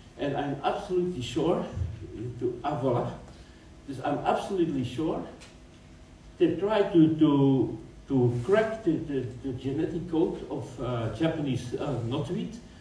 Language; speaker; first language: English; non-native, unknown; Dutch